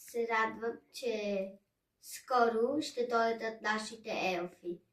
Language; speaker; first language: Bulgarian; early bilingual, heritage; German